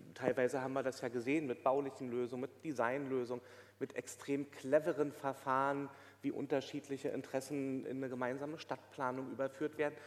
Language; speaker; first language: German; native; German